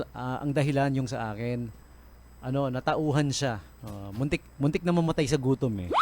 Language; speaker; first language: Filipino; native; Filipino